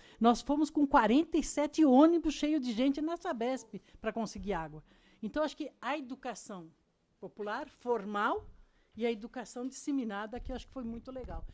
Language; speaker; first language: Portuguese; native; Portuguese